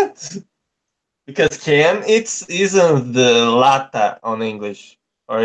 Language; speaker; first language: English; non-native, learner; Portuguese